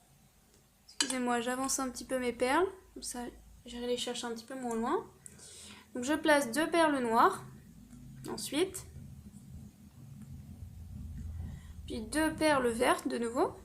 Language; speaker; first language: French; native; French